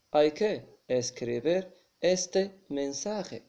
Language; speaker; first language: Spanish; non-native, fluent; Arabic